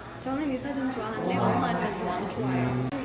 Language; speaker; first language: Korean; non-native, learner; Russian